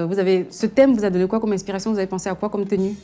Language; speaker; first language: French; native; French